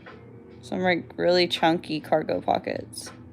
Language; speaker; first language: English; native; English